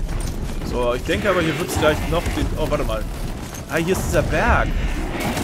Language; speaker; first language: German; native; German